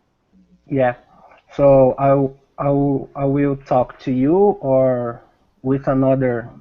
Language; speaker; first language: English; non-native, learner; Portuguese